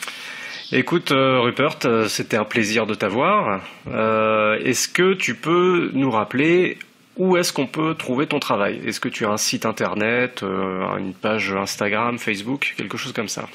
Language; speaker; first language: French; native; French